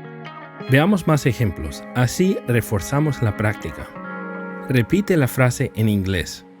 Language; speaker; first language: Spanish; non-native, fluent; English